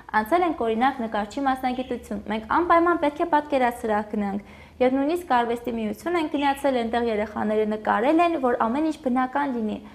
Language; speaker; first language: Armenian; native; Armenian